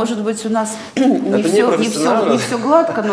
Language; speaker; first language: Russian; native; Russian